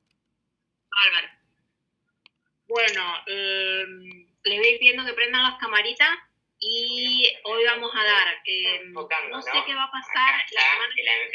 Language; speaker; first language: Spanish; native; Spanish